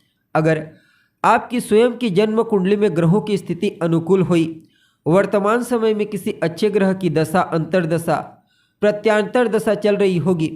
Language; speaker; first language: Hindi; native; Hindi